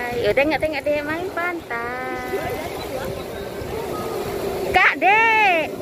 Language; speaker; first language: Indonesian; non-native, local second language; Javanese